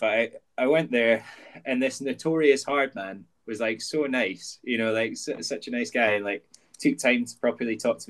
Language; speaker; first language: English; native; English